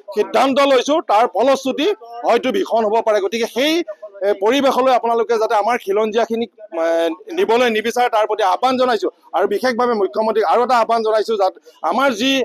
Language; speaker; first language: Assamese; native; Assamese